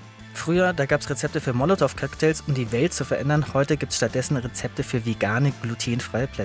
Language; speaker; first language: German; native; German